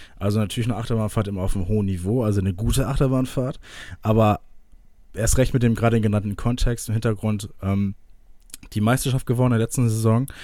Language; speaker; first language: German; native; German